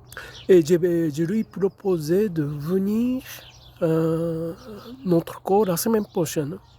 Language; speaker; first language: French; non-native, fluent; Japanese